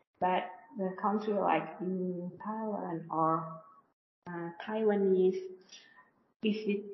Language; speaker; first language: English; non-native, learner; Indonesian